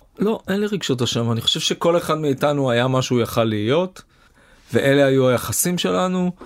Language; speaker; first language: Hebrew; native; Hebrew